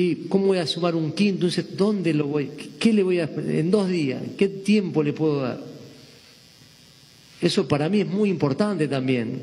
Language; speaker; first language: Spanish; native; Spanish